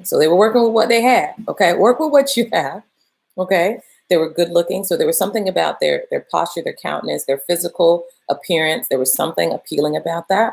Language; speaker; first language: English; native; English